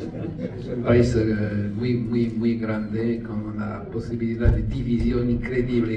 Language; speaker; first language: Spanish; non-native, learner; French